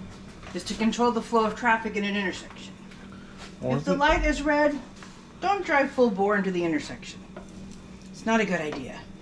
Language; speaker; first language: English; native; English